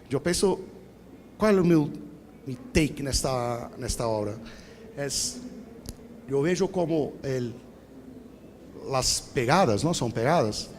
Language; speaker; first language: Spanish; non-native, fluent; Portuguese